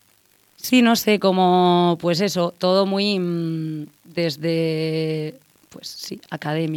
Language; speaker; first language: Spanish; native; Spanish